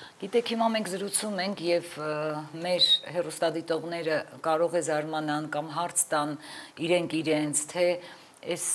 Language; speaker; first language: Armenian; native; Armenian